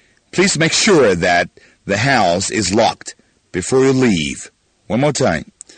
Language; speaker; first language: English; non-native, fluent; Chinese